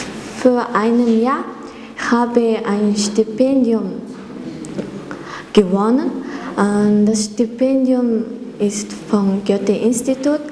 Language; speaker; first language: German; non-native, learner; Mongolian